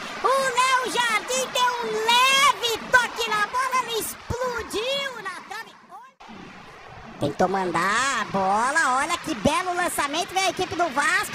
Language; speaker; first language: Portuguese; native; Portuguese